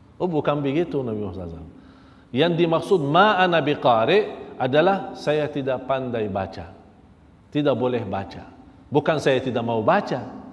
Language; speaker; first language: Malay; non-native, fluent; Arabic